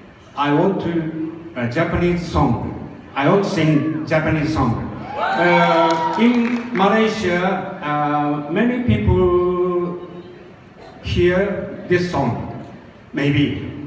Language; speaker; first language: English; non-native, learner; Japanese